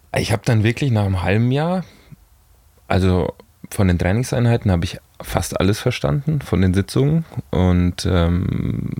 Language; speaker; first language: German; native; German